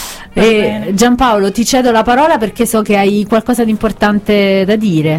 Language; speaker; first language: Italian; native; Italian